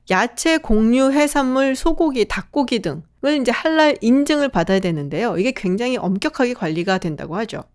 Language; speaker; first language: Korean; native; Korean